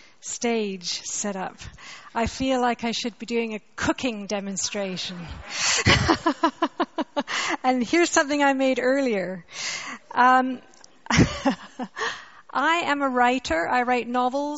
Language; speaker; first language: English; native; English